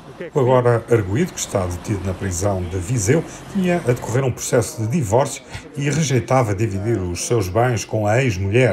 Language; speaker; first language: Portuguese; native; Portuguese